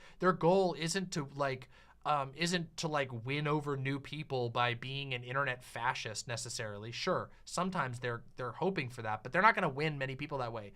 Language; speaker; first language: English; native; English